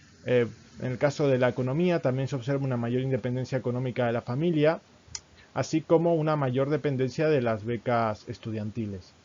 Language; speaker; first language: Spanish; native; Spanish